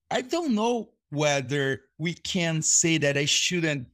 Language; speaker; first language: English; non-native, fluent; Portuguese